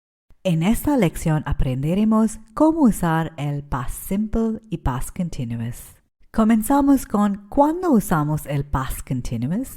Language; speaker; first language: Spanish; non-native, fluent; English